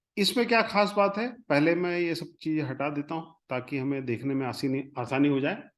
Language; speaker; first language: Hindi; non-native, local second language; Marathi